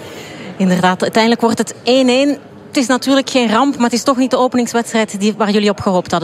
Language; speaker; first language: Dutch; native; Dutch